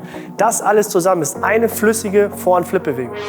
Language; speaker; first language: German; native; German